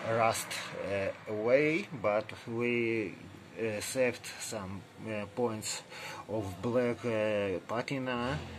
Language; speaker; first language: English; non-native, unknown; Russian